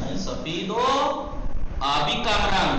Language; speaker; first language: Persian; non-native, fluent; Urdu